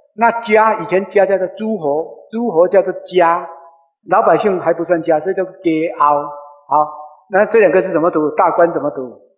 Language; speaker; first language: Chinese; non-native, local second language; Min Nan Chinese